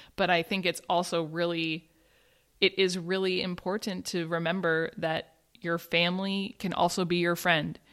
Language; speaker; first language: English; native; English